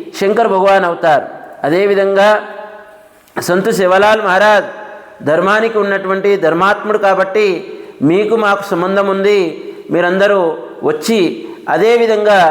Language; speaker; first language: Telugu; non-native, local second language; Lambadi